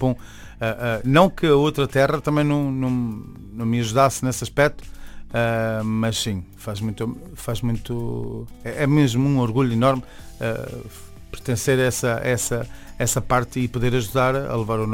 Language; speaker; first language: Portuguese; native; Portuguese